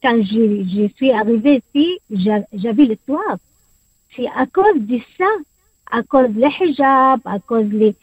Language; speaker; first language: French; non-native, learner; Arabic